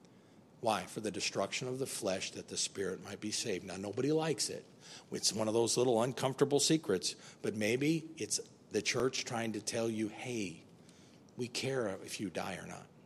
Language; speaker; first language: English; native; English